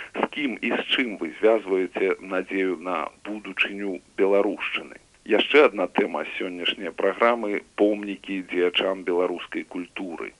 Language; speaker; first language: Belarusian; native; Belarusian